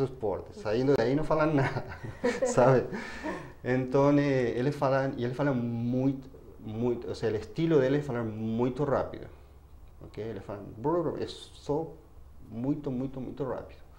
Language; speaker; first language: Portuguese; non-native, fluent; Spanish